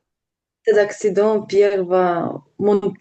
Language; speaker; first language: French; non-native, learner; Ukrainian